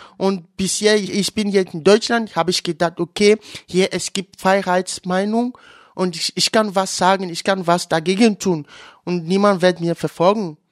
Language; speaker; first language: German; non-native, learner; Ewe